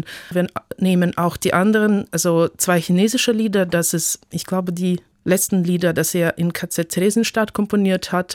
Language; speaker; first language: German; non-native, fluent; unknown